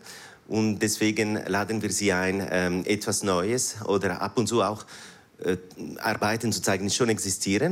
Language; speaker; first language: German; non-native, fluent; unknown